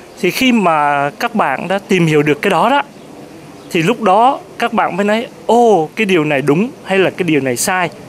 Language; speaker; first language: Vietnamese; native; Vietnamese